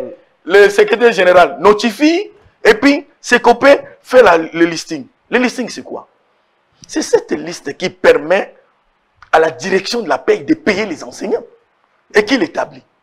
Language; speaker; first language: French; non-native, local second language; Lingala